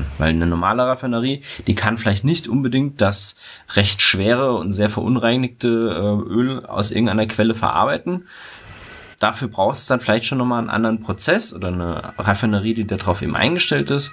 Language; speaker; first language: German; native; German